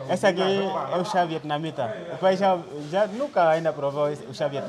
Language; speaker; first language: Portuguese; non-native, learner; Vietnamese